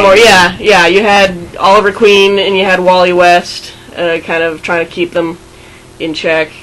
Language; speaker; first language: English; native; English